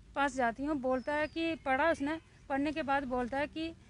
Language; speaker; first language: Hindi; native; Hindi